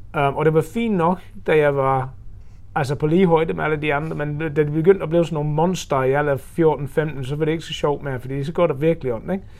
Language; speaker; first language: Danish; non-native, fluent; English